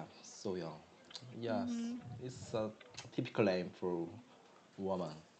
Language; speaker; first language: English; non-native, learner; Korean